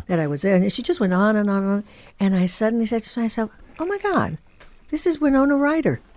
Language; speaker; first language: English; early bilingual, other home language; Spanish